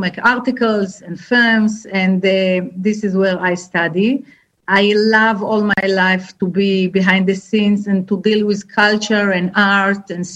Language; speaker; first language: English; non-native, fluent; Hebrew